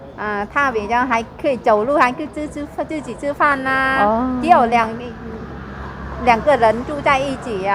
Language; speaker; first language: Chinese; non-native, learner; Vietnamese